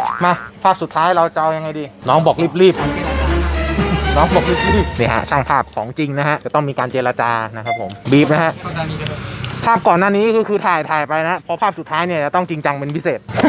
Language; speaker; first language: Thai; native; Thai